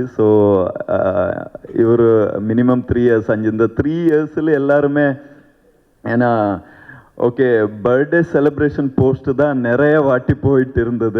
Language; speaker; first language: Tamil; non-native, learner; Kannada